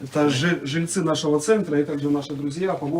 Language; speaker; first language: Russian; native; Russian